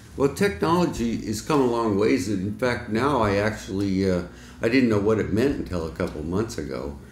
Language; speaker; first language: English; native; English